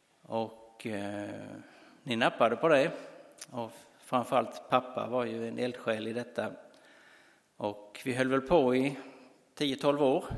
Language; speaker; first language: Swedish; native; Swedish